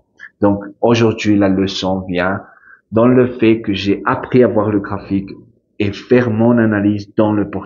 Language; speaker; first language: French; non-native, fluent; Spanish